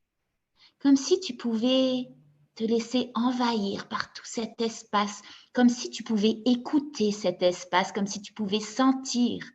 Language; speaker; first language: French; native; French